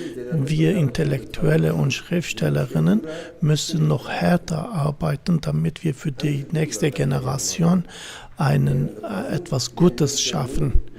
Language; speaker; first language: German; non-native, fluent; Kurdish